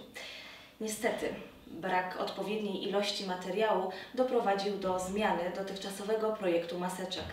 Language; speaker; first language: Polish; native; Polish